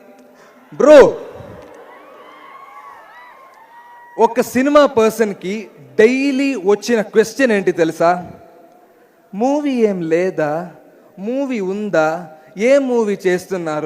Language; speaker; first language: Telugu; non-native, learner; Malayalam